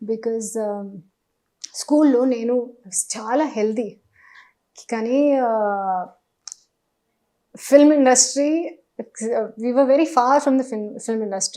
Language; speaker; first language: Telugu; non-native, learner; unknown